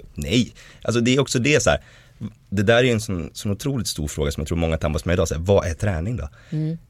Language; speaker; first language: Swedish; native; Swedish